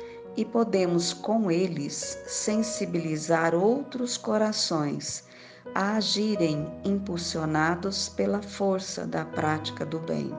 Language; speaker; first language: Portuguese; native; Portuguese